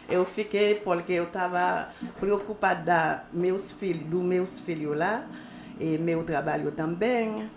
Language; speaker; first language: Portuguese; non-native, learner; Haitian Creole